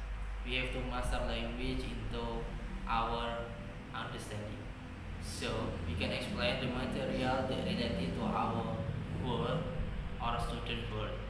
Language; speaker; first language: English; non-native, learner; Indonesian